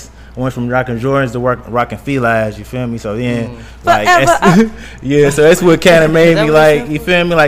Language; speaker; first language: English; native; English